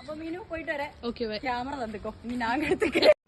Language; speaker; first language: Tamil; non-native, learner; Malayalam